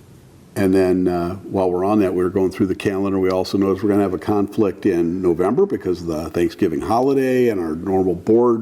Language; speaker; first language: English; native; English